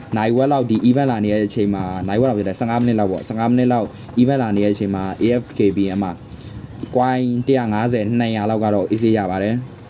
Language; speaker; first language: Burmese; native; Burmese